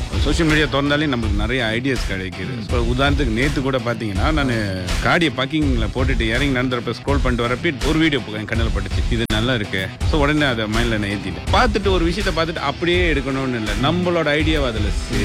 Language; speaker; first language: Tamil; early bilingual, heritage; Tamil